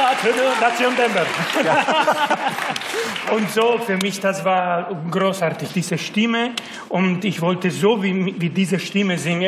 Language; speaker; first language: German; non-native, learner; Spanish